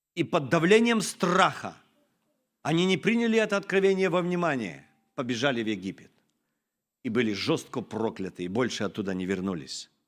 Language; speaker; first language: Russian; non-native, local second language; Ukrainian